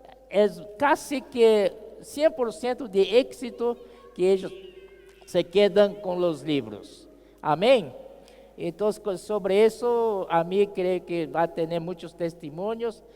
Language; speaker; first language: Spanish; non-native, fluent; Portuguese